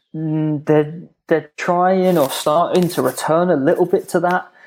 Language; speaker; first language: English; native; English